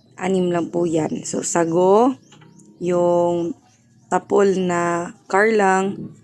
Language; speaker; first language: Filipino; non-native, local second language; Cebuano